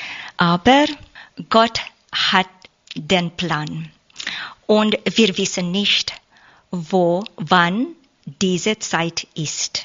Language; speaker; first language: German; non-native, learner; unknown